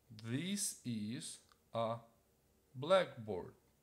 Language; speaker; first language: English; non-native, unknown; Ukrainian